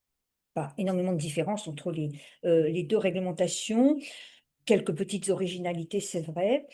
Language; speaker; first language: French; native; French